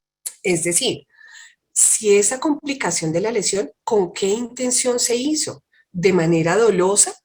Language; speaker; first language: Spanish; native; Spanish